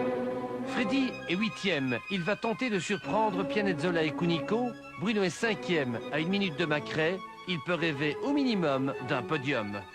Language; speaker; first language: French; native; French